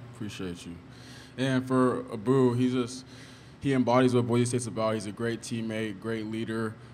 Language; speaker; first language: English; native; English